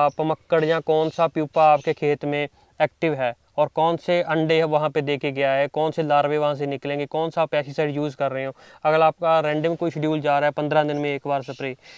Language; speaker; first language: Hindi; non-native, local second language; Punjabi